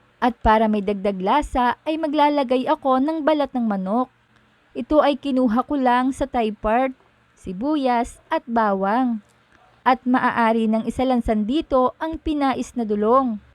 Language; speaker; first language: Filipino; native; Filipino